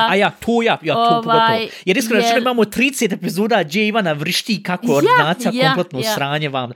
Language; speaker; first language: Bosnian; early bilingual, heritage; Bosnian